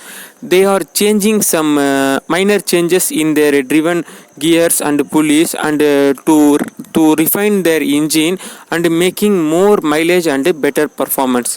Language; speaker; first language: English; non-native, local second language; Tamil